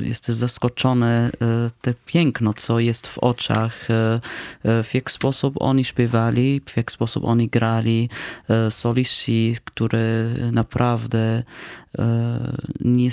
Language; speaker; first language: Polish; non-native, fluent; Arabic